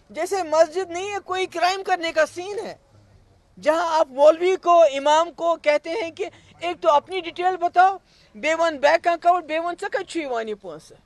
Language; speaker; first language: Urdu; non-native, local second language; Kashmiri